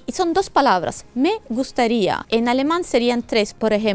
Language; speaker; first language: Spanish; non-native, fluent; Italian